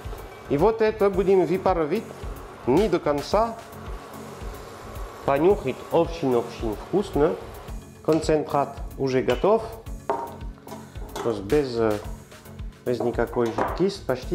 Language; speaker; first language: Russian; non-native, learner; French